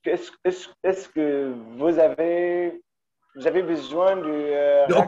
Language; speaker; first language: French; non-native, learner; Arabic